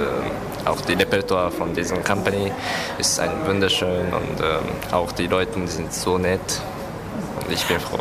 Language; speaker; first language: German; non-native, learner; Japanese